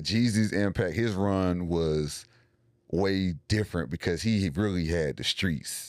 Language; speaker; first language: English; native; English